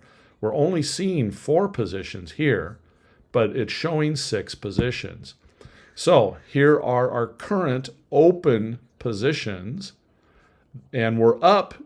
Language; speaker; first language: English; native; English